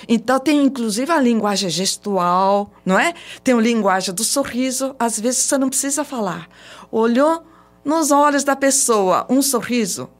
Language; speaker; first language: Portuguese; early bilingual, other home language; Japanese